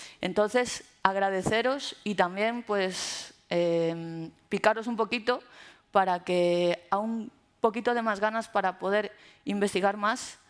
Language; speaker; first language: Spanish; native; Spanish